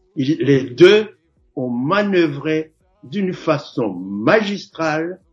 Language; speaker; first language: French; non-native, local second language; Rundi